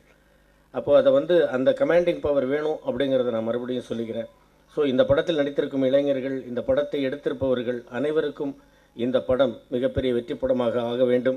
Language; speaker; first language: Tamil; native; Tamil